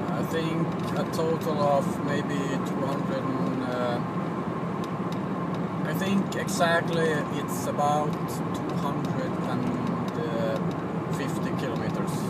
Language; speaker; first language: English; non-native, fluent; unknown